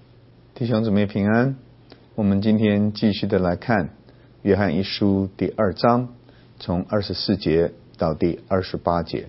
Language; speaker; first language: Chinese; native; Chinese